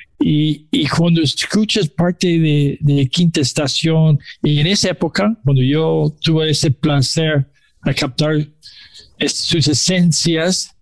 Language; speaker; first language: Spanish; non-native, learner; English